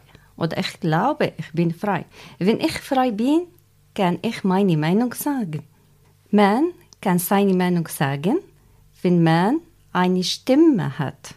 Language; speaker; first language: German; non-native, learner; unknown